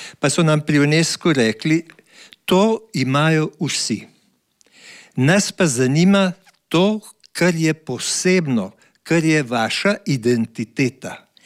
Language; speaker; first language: Slovenian; native; Slovenian